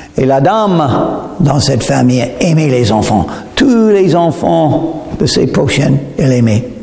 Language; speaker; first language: French; non-native, fluent; English